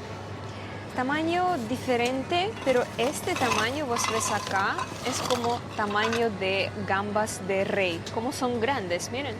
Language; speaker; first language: Spanish; non-native, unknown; Russian